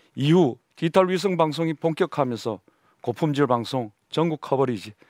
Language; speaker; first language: Korean; native; Korean